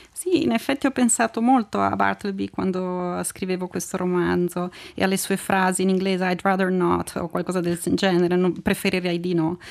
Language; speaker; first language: Italian; native; Italian